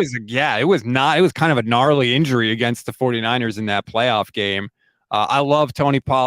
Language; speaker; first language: English; native; English